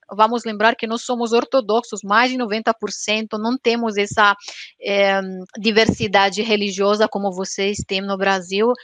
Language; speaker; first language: Portuguese; non-native, fluent; Romanian